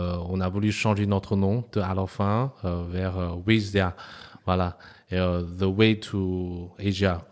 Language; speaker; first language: French; non-native, fluent; Chinese